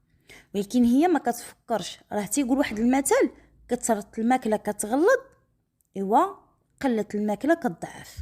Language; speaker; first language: Arabic; native; Arabic